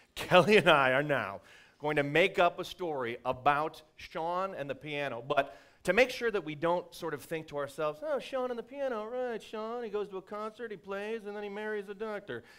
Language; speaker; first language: English; native; English